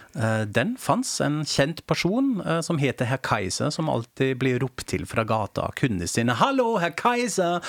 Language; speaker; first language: Norwegian; non-native, fluent; German